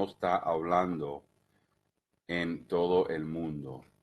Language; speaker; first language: Spanish; early bilingual, heritage; Spanish